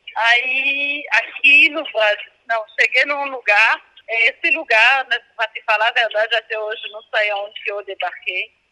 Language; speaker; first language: Portuguese; non-native, fluent; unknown